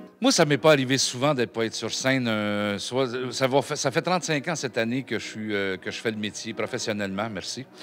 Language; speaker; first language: French; native; French